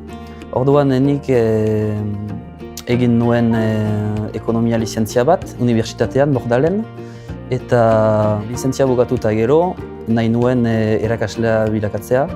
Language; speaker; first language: Basque; non-native, local second language; French